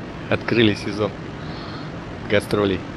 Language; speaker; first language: Russian; native; Russian